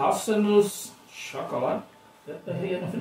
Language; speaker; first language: Portuguese; native; Portuguese